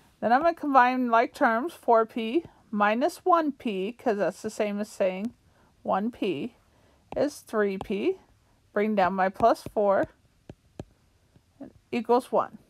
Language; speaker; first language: English; native; English